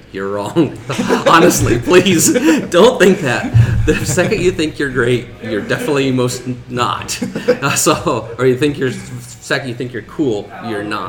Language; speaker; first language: English; native; English